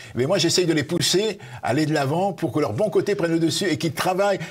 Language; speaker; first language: French; native; French